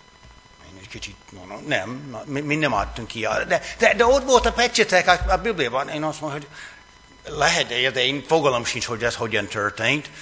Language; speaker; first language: Hungarian; non-native, fluent; English